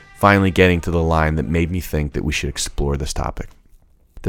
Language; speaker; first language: English; native; English